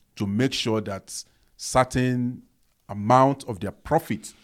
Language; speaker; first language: English; non-native, local second language; Yoruba